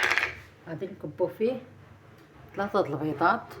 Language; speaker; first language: Arabic; native; Arabic